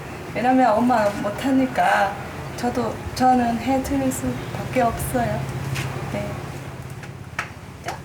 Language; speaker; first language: Korean; non-native, learner; Thai